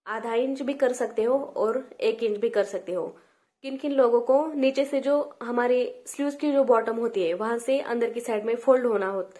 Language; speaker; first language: Hindi; non-native, local second language; Marathi